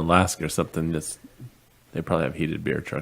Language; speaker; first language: English; native; English